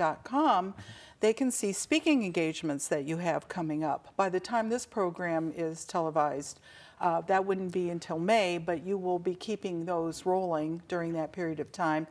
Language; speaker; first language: English; native; English